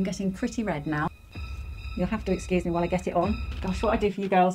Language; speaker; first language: English; native; English